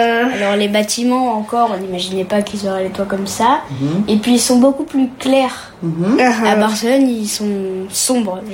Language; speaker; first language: French; early bilingual, heritage; French